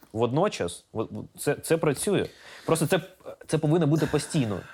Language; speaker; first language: Ukrainian; non-native, local second language; Russian